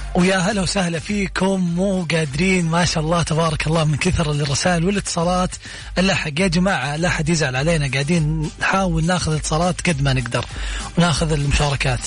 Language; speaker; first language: Arabic; native; Arabic